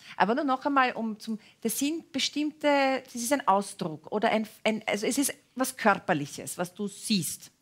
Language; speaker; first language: German; native; German